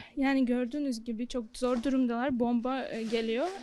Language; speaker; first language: Turkish; non-native, learner; Ukrainian